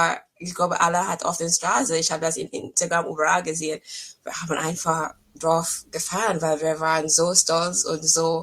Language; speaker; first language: German; non-native, fluent; English